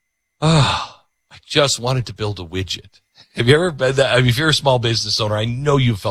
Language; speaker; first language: English; native; English